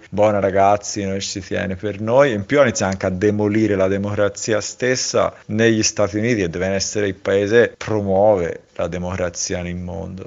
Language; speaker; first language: Italian; native; Italian